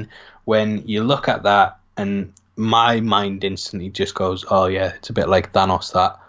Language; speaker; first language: English; native; English